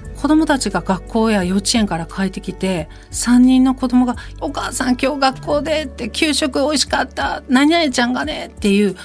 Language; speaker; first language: Japanese; native; Japanese